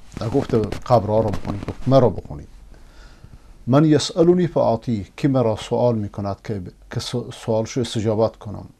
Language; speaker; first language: Persian; non-native, local second language; Baluchi